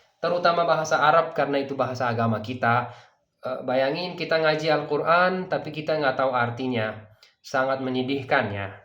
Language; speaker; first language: Indonesian; non-native, fluent; Persian